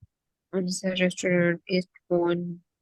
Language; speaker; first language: German; non-native, learner; Urdu